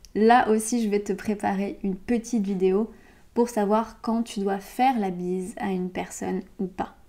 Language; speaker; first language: French; native; French